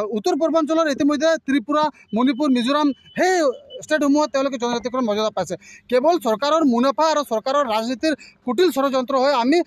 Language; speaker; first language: Assamese; non-native, local second language; Santali